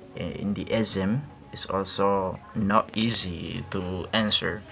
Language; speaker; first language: English; non-native, fluent; Tetum